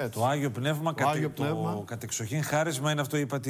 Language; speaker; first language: Greek; native; Greek